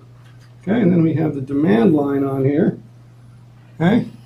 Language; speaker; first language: English; native; English